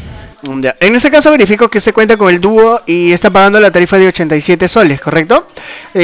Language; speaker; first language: Spanish; native; Spanish